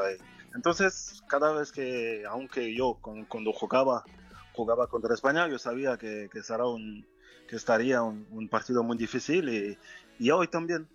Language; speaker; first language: Spanish; non-native, fluent; French